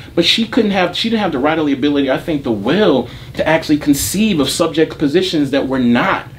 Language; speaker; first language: English; native; English